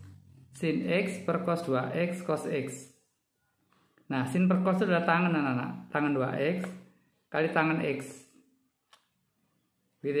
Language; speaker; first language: Indonesian; native; Indonesian